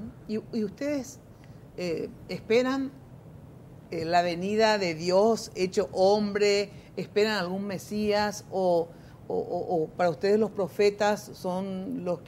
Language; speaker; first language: Spanish; native; Spanish